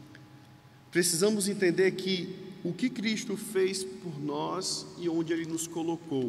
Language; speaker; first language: Portuguese; native; Portuguese